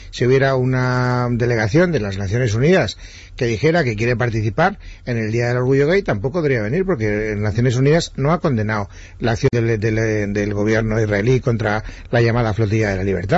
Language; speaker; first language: Spanish; native; Spanish